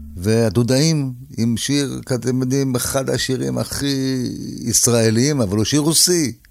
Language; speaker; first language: Hebrew; native; Hebrew